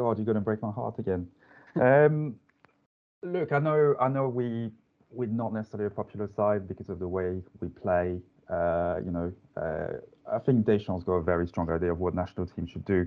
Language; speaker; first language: English; non-native, fluent; French